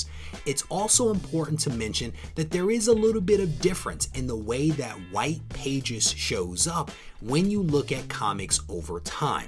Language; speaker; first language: English; native; English